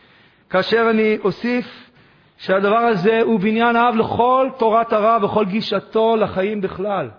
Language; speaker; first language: Hebrew; native; Hebrew